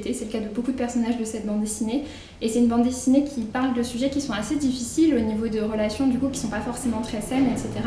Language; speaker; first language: French; native; French